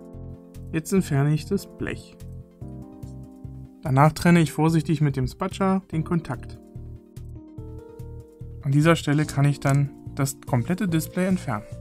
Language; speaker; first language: German; native; German